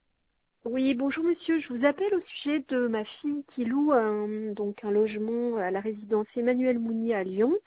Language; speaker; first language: French; native; French